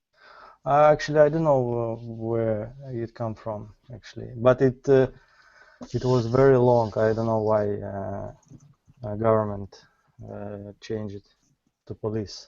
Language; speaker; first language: English; non-native, learner; Russian